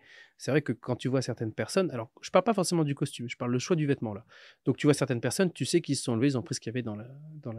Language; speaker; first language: French; native; French